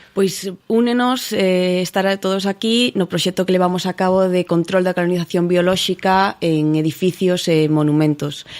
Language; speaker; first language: Galician; native; Galician